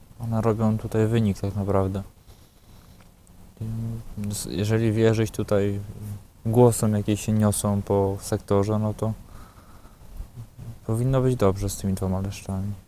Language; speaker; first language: Polish; native; Polish